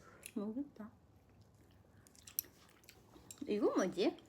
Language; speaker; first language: Korean; non-native, fluent; Japanese